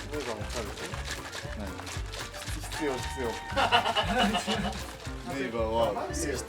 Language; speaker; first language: Japanese; native; Japanese